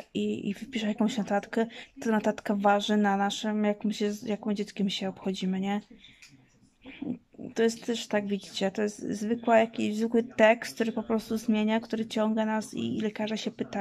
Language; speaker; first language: Polish; native; Polish